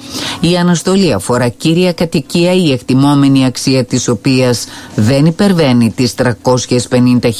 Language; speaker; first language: Greek; native; Greek